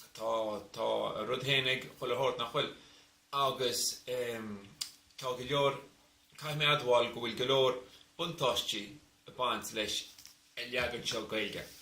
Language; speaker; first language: Irish; native; Irish